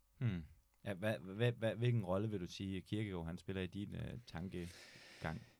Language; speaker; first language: Danish; native; Danish